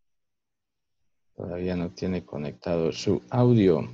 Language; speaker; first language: Spanish; native; Spanish